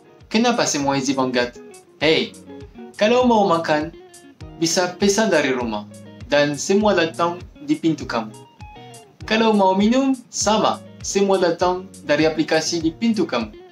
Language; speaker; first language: Indonesian; non-native, learner; French